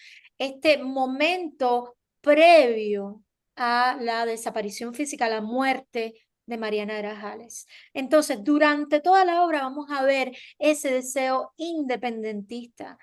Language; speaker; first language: Spanish; native; Spanish